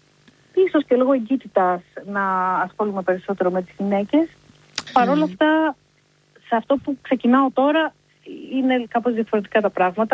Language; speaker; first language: Greek; native; Greek